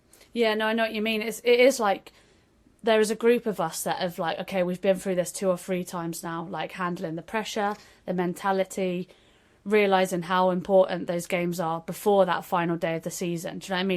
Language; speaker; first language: English; native; English